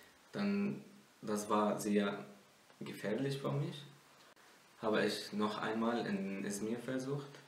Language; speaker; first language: German; non-native, learner; Arabic